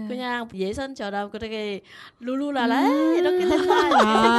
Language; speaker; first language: Korean; non-native, learner; Vietnamese